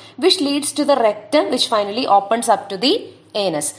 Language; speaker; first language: English; non-native, local second language; Malayalam